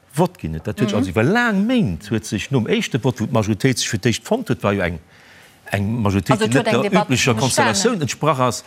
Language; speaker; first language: Luxembourgish; native; Luxembourgish